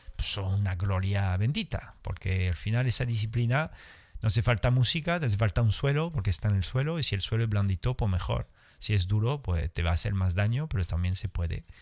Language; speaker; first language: Spanish; non-native, fluent; French